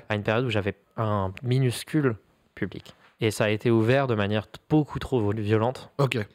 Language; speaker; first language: French; native; French